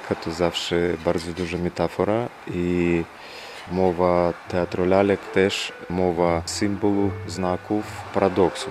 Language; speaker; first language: Polish; non-native, learner; Russian